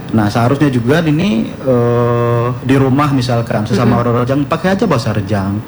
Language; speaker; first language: Indonesian; non-native, local second language; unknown